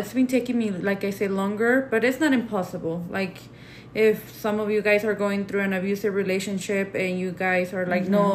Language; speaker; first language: English; non-native, fluent; Spanish